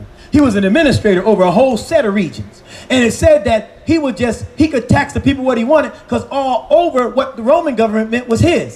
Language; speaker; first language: English; native; English